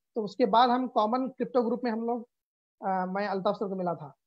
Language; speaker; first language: Hindi; non-native, local second language; Urdu